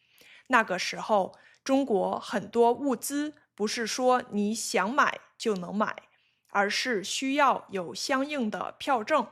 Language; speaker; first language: Chinese; native; Chinese